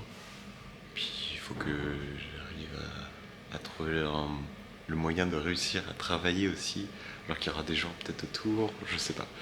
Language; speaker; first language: French; native; French